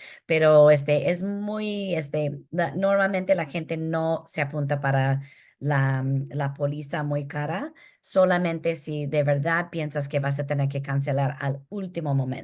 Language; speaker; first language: Spanish; early bilingual, heritage; Spanish